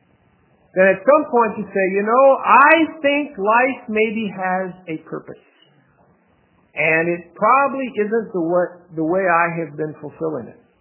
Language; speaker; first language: English; native; English